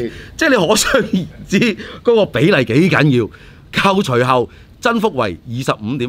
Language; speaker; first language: Cantonese; native; Cantonese